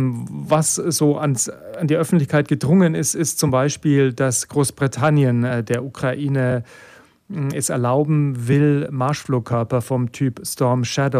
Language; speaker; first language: German; native; German